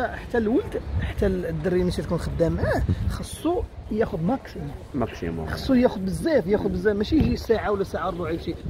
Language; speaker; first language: Arabic; native; Arabic